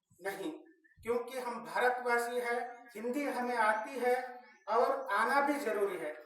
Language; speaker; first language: Hindi; non-native, local second language; Kannada